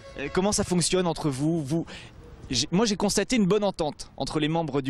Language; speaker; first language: French; native; French